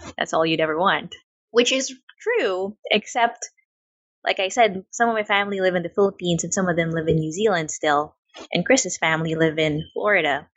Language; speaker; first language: English; non-native, local second language; Filipino